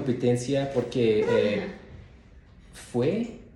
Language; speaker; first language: Spanish; non-native, learner; English